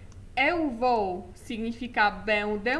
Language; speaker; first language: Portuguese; non-native, fluent; Polish